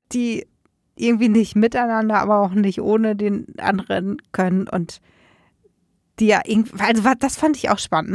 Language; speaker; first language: German; native; German